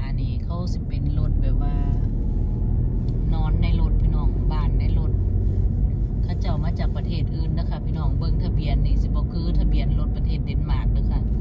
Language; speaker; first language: Thai; non-native, local second language; Lao